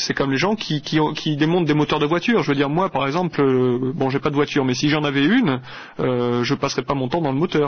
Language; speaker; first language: French; native; French